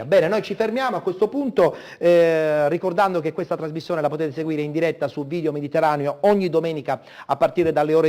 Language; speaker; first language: Italian; native; Italian